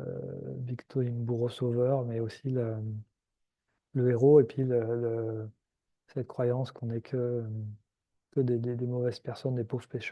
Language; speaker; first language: French; native; French